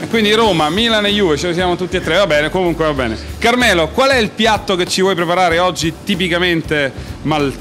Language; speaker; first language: Italian; native; Italian